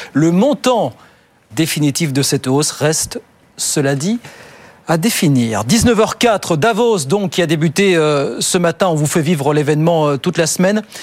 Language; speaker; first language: French; native; French